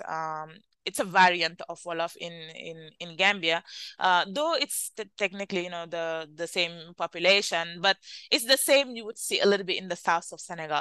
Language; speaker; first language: English; non-native, fluent; Wolof